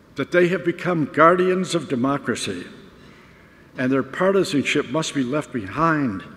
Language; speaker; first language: English; native; English